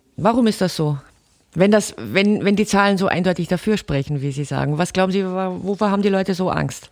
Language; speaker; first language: German; native; German